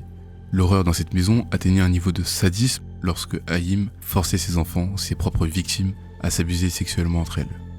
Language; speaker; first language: French; native; French